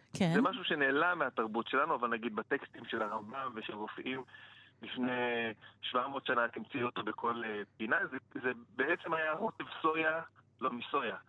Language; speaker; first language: Hebrew; native; Hebrew